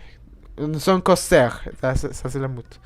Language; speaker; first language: French; non-native, learner; Spanish